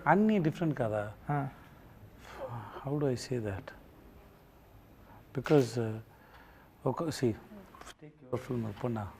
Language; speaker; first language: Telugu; non-native, learner; Tamil